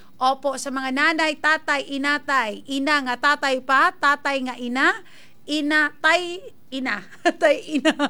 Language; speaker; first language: Filipino; non-native, local second language; Hiligaynon